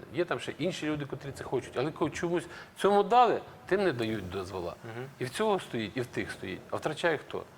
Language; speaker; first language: Ukrainian; native; Ukrainian